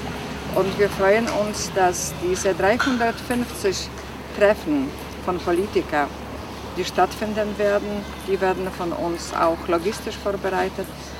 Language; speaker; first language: German; non-native, fluent; Polish